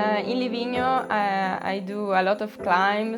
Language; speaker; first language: English; non-native, fluent; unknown